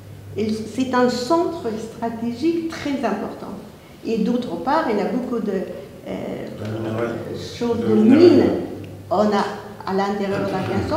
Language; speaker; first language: French; non-native, fluent; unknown